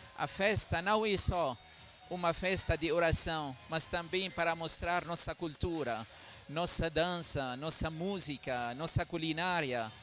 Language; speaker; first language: Portuguese; non-native, fluent; Arabic